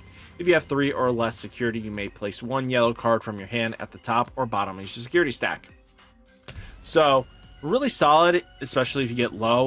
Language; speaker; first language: English; native; English